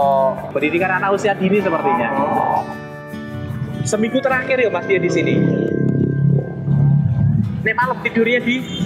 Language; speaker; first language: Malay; non-native, local second language; Javanese